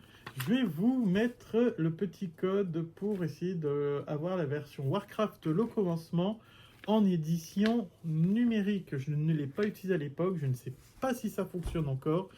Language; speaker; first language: French; native; French